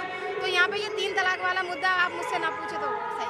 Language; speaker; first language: Hindi; native; Hindi